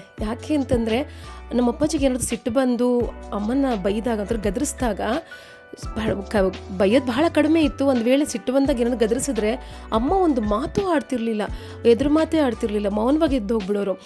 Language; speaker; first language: Kannada; native; Kannada